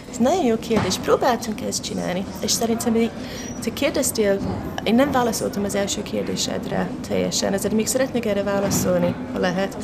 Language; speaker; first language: Hungarian; non-native, fluent; English